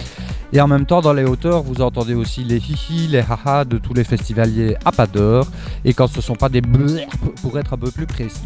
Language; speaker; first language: French; native; French